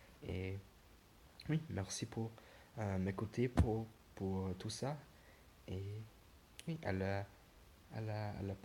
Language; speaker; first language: French; non-native, learner; English